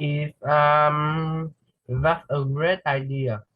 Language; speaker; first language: English; non-native, learner; Vietnamese